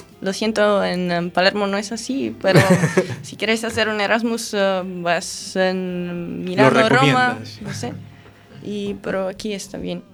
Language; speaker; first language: Spanish; non-native, learner; Italian